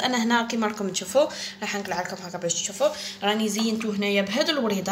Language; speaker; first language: Arabic; native; Arabic